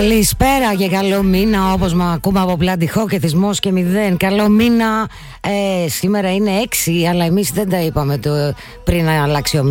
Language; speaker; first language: Greek; native; Greek